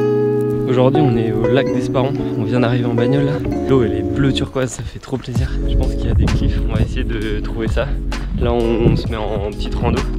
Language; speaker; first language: French; native; French